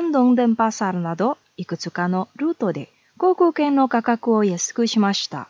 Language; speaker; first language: Japanese; non-native, fluent; Indonesian